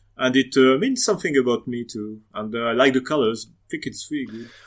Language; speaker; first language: English; non-native, fluent; French